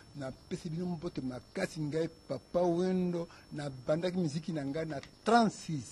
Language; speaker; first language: Lingala; native; Lingala